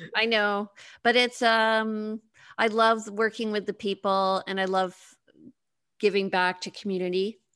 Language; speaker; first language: English; native; English